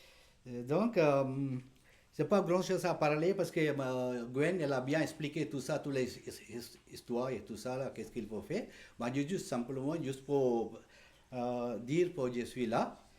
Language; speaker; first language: French; non-native, learner; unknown